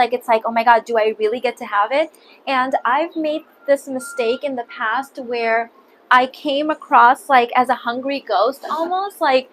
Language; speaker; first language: English; early bilingual, other home language; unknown